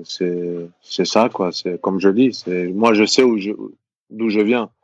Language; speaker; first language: French; non-native, fluent; Greek